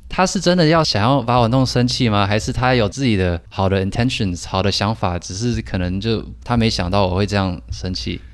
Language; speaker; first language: Chinese; early bilingual, heritage; Chinese